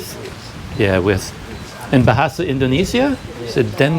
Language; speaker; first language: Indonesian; non-native, learner; English